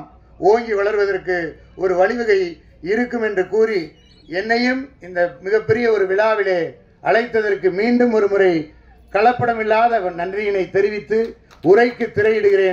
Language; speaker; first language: Tamil; native; Tamil